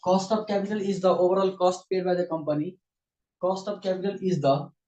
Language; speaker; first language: English; non-native, local second language; Nepali